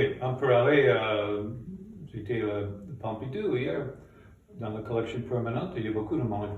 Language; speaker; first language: French; non-native, fluent; English